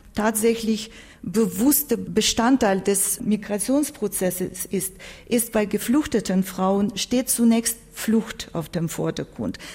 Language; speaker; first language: German; non-native, fluent; Turkish